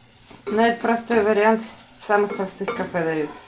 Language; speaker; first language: Russian; native; Russian